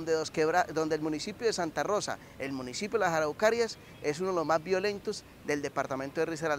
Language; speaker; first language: Spanish; native; Spanish